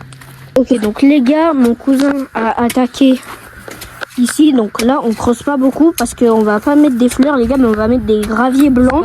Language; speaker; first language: French; native; French